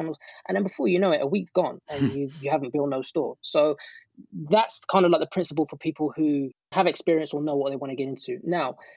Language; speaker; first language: English; native; English